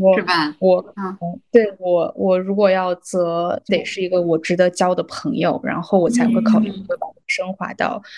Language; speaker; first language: Chinese; non-native, local second language; Kazakh